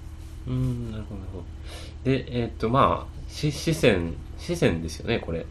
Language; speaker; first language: Japanese; native; Japanese